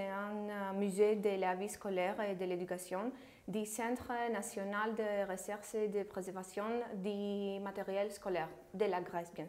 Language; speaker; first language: French; non-native, fluent; Greek